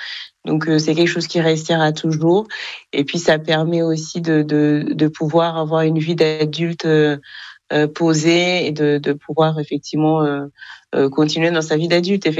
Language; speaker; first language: French; non-native, local second language; Kinyarwanda